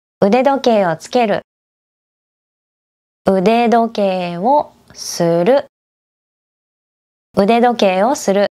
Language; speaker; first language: Japanese; native; Japanese